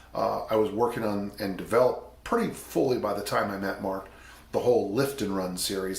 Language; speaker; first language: English; native; English